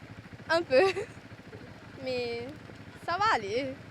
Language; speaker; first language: French; non-native, local second language; Morisyen